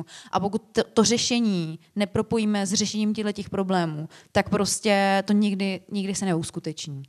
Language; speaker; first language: Czech; native; Czech